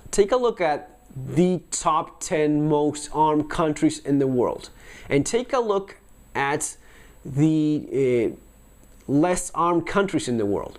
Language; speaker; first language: English; non-native, fluent; Spanish